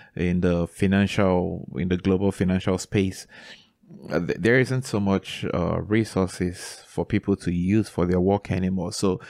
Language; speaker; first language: English; non-native, local second language; Igbo